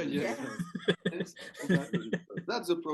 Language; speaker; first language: English; non-native, learner; French